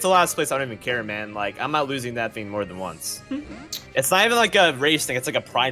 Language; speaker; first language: English; native; English